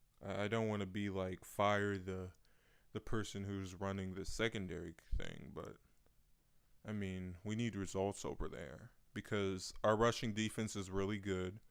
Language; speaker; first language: English; native; English